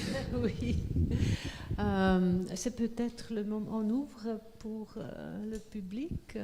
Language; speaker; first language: French; non-native, fluent; Swiss German